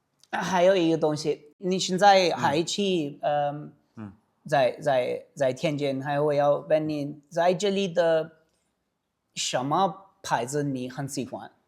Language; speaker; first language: Chinese; non-native, learner; English